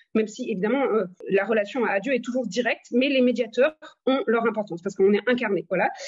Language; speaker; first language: French; native; French